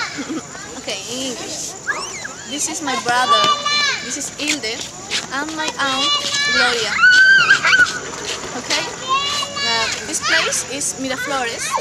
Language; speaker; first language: English; non-native, learner; Spanish